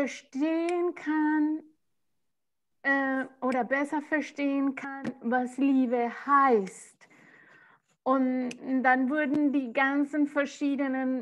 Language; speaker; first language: German; non-native, fluent; Spanish